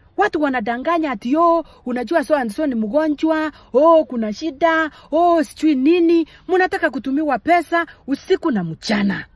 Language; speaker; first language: Swahili; non-native, local second language; Gusii